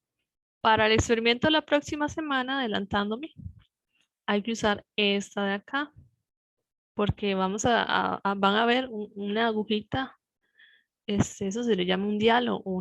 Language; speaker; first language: Spanish; native; Spanish